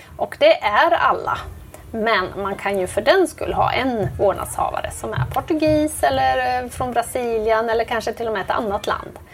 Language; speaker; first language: Swedish; native; Swedish